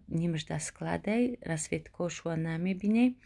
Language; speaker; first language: Russian; non-native, local second language; Tajik